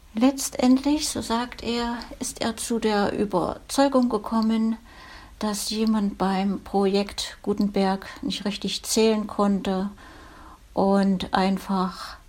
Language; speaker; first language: German; native; German